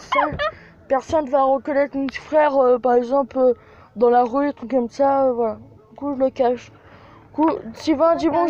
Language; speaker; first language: French; native; French